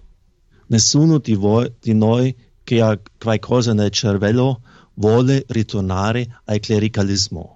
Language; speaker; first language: Italian; non-native, fluent; German